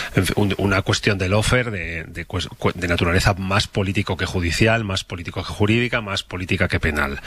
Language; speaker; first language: Spanish; native; Spanish